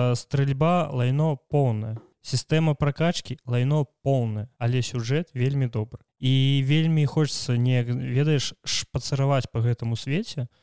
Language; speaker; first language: Belarusian; non-native, local second language; Russian